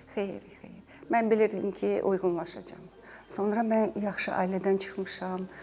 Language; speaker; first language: Azerbaijani; native; Azerbaijani